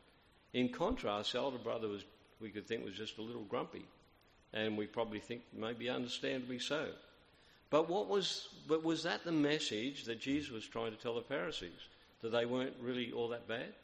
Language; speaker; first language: English; native; English